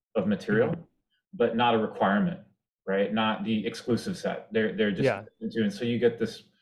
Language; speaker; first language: English; native; English